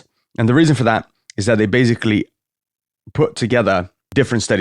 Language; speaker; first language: English; native; English